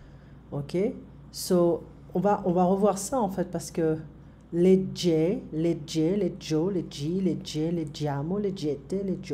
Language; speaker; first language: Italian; non-native, learner; French